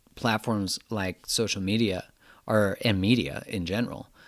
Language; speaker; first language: English; native; English